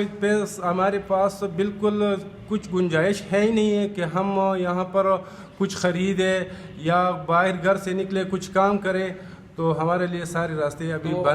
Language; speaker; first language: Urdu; non-native, local second language; Pashto